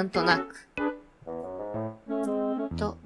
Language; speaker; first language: Japanese; native; Japanese